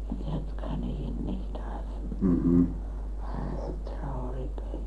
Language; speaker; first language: German; non-native, learner; Japanese